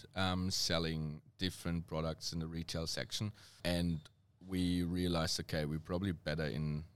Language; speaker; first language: English; non-native, fluent; German